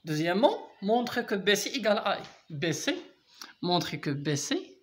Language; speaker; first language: French; non-native, local second language; Arabic